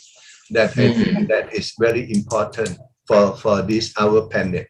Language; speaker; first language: English; non-native, learner; Thai